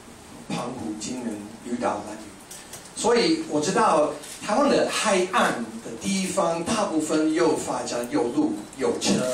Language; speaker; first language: Chinese; non-native, fluent; English